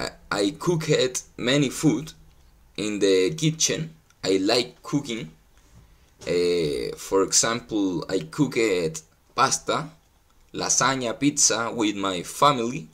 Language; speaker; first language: English; non-native, learner; Spanish